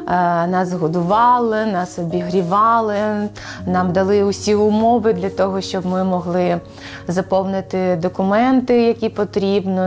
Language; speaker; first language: Ukrainian; native; Ukrainian